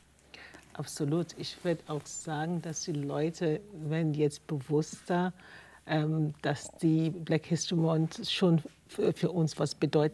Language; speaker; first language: German; non-native, fluent; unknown